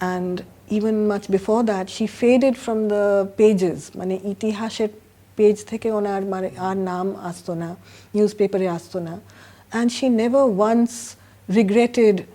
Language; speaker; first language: English; non-native, local second language; Bangla